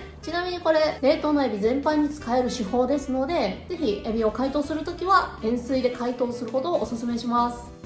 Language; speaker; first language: Japanese; native; Japanese